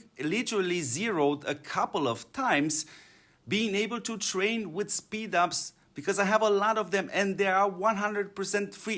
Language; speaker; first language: English; non-native, fluent; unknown